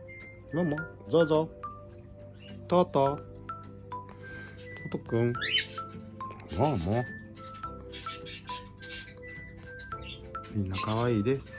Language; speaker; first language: Japanese; native; Japanese